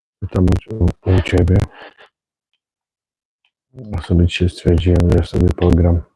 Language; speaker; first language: Polish; native; Polish